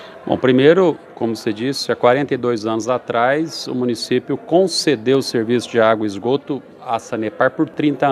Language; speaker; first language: Portuguese; native; Portuguese